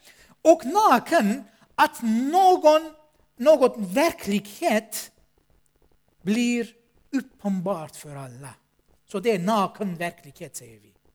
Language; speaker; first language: Swedish; non-native, fluent; Armenian